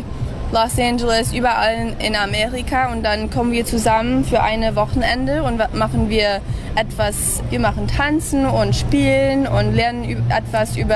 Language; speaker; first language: German; early bilingual, heritage; English